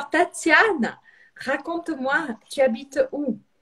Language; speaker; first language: French; non-native, fluent; Portuguese